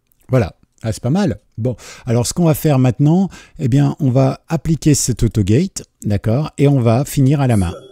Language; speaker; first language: French; native; French